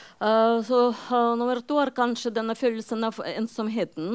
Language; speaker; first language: Norwegian; non-native, fluent; Russian